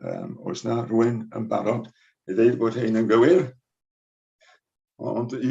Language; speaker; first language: Welsh; native; Welsh